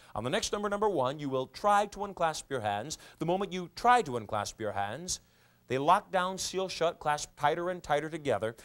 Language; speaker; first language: English; native; English